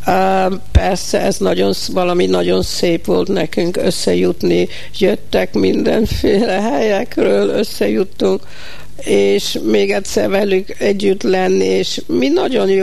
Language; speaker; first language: Hungarian; early bilingual, heritage; Hungarian